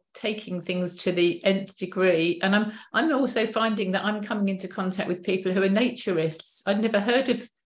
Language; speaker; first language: English; native; English